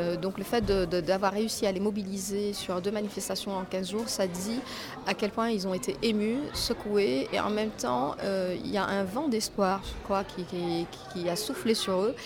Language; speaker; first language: French; non-native, local second language; Arabic